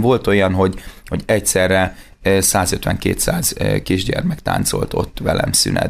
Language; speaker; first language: Hungarian; native; Hungarian